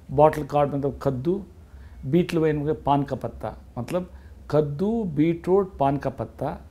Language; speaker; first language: Hindi; non-native, local second language; Kannada